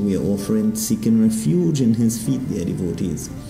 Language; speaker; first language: English; native; English